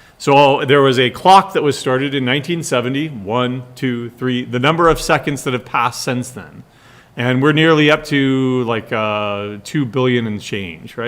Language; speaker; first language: English; native; English